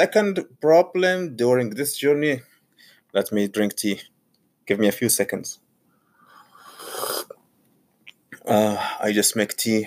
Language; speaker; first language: English; non-native, learner; Arabic